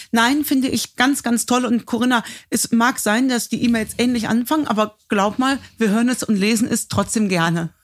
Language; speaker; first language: German; native; German